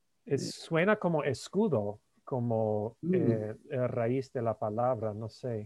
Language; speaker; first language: Spanish; non-native, fluent; English